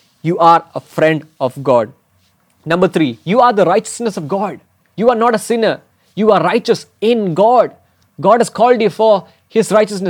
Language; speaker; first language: English; non-native, local second language; Malayalam